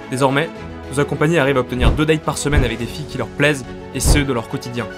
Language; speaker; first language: French; native; French